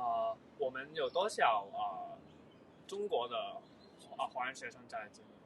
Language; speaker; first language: Chinese; early bilingual, heritage; Chinese